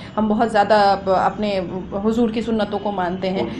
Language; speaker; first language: Hindi; native; Hindi